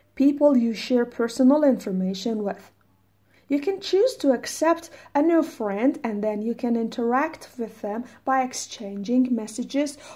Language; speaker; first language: English; non-native, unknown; Persian